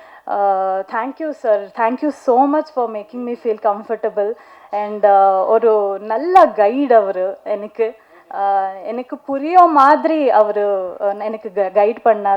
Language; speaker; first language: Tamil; non-native, learner; Kannada